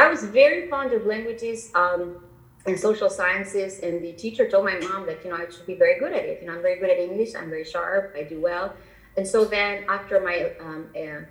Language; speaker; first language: English; non-native, fluent; Albanian